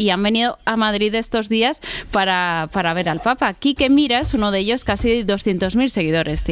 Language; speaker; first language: Spanish; native; Spanish